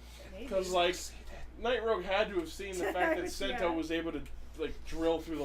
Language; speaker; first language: English; native; English